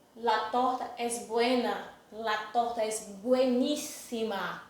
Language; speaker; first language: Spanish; non-native, fluent; Portuguese